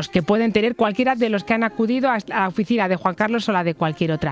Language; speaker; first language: Spanish; native; Spanish